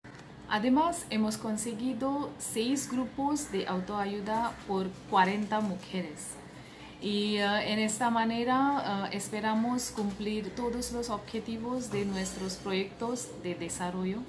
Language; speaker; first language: Spanish; non-native, fluent; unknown